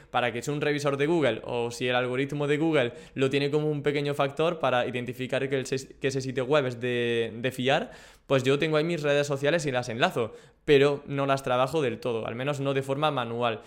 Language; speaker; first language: Spanish; native; Spanish